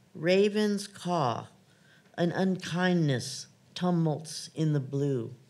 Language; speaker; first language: English; native; English